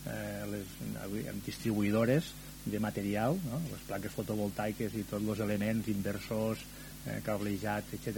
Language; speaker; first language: Catalan; native; Catalan